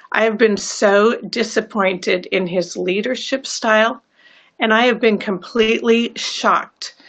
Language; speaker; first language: English; native; English